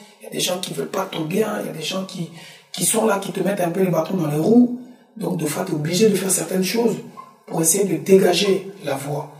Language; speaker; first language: French; early bilingual, other home language; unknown